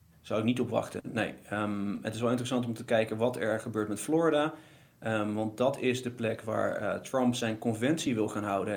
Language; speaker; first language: Dutch; native; Dutch